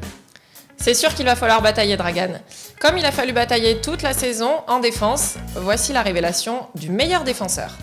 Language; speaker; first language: French; native; French